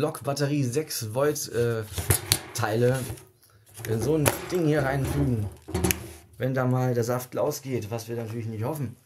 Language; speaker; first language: German; native; German